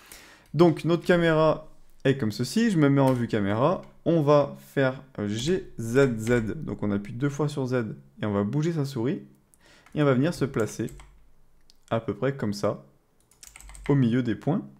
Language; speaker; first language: French; native; French